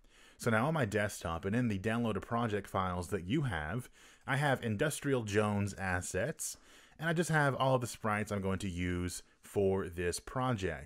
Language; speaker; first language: English; native; English